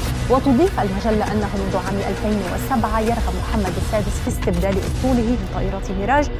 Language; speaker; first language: Arabic; native; Arabic